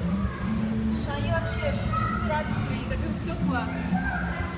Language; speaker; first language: Russian; native; Russian